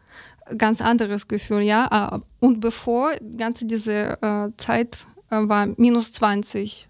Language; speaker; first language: German; non-native, learner; Ukrainian